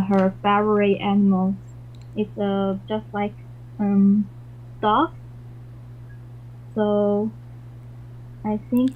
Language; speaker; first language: English; non-native, learner; Chinese